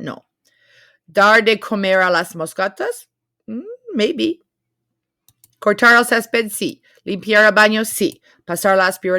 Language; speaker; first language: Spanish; non-native, fluent; English